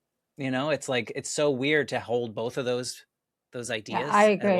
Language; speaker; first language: English; native; English